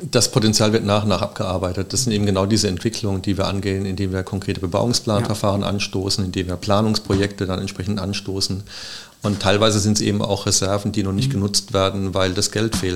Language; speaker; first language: German; native; German